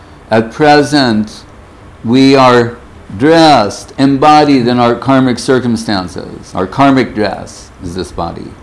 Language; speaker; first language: English; native; English